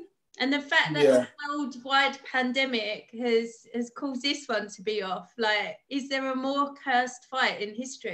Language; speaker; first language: English; native; English